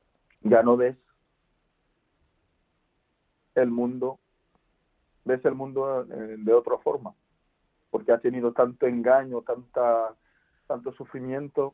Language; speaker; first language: Spanish; non-native, fluent; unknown